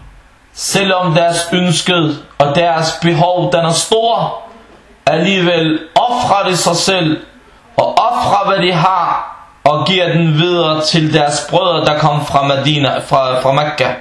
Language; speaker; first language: Danish; non-native, fluent; Arabic